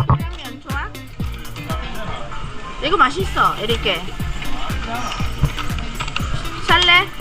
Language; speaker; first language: Korean; non-native, learner; Filipino